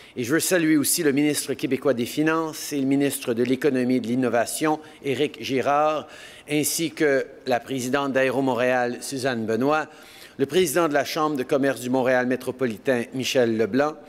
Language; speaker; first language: French; native; French